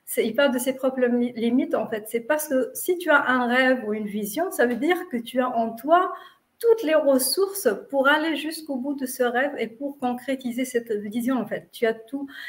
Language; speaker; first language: French; non-native, local second language; Arabic